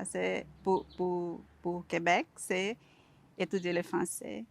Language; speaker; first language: French; non-native, learner; Portuguese